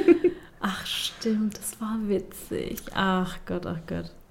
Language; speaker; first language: German; early bilingual, other home language; Turkish